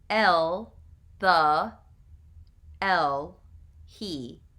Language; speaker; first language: Spanish; non-native, learner; English